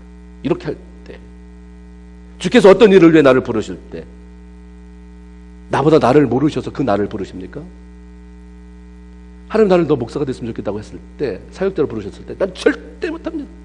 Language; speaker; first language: Korean; native; Korean